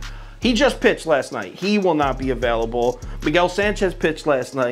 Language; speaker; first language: English; native; English